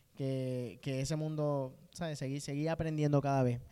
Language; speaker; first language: Spanish; native; Spanish